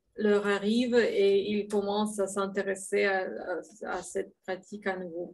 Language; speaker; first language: French; non-native, fluent; Russian